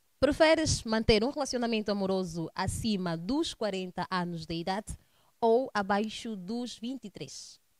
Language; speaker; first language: Portuguese; native; Portuguese